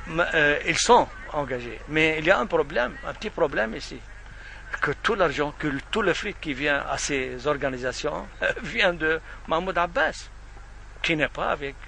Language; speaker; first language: French; non-native, fluent; Arabic